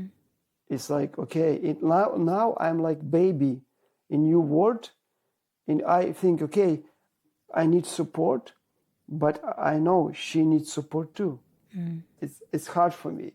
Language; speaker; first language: English; non-native, learner; Ukrainian